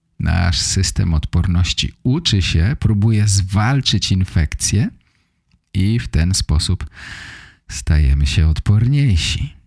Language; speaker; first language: Polish; native; Polish